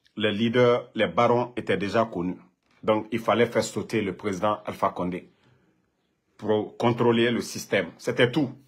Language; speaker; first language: French; non-native, local second language; Mandingo